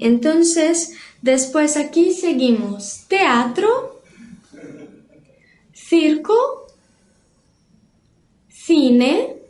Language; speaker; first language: Spanish; non-native, fluent; Portuguese